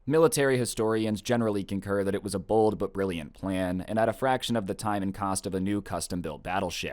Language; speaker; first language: English; native; English